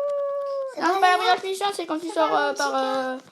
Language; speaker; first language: French; native; French